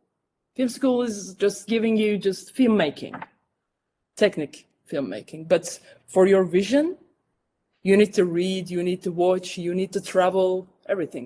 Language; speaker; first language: English; non-native, fluent; Turkish